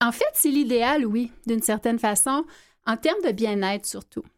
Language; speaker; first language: French; native; French